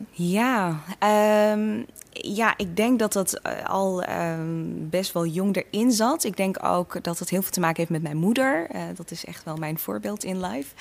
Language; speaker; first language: Dutch; early bilingual, other home language; Tigrinya